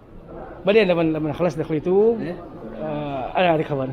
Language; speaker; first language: Arabic; non-native, learner; Indonesian